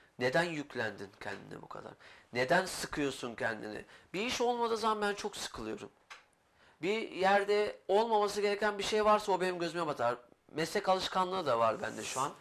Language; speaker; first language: Turkish; native; Turkish